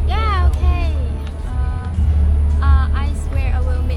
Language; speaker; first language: English; non-native, learner; Vietnamese